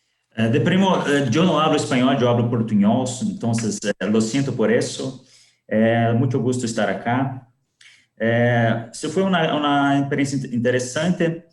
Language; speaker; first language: Spanish; non-native, learner; Portuguese